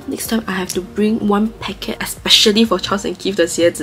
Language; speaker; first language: English; non-native, local second language; Chinese